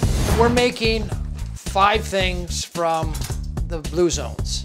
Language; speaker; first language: English; native; English